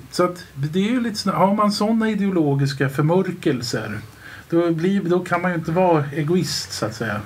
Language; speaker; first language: Swedish; native; Swedish